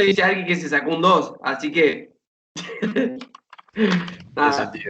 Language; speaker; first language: Spanish; native; Spanish